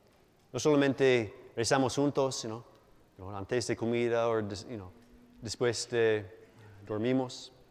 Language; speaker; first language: Spanish; non-native, fluent; English